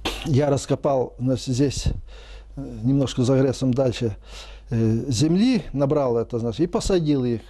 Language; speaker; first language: Russian; non-native, local second language; Ukrainian